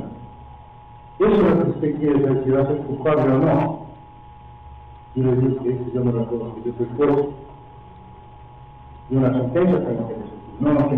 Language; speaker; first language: Spanish; native; Spanish